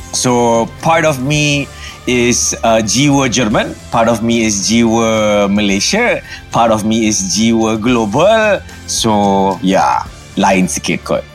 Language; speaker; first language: Malay; early bilingual, other home language; German